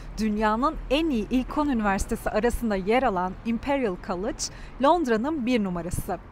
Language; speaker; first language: Turkish; native; Turkish